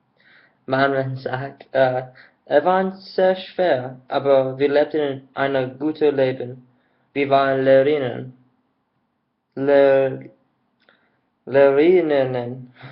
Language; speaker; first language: German; non-native, learner; English